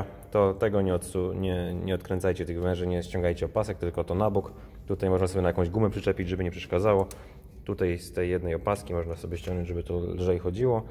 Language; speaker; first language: Polish; native; Polish